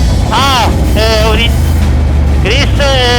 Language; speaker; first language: Spanish; non-native, learner; Italian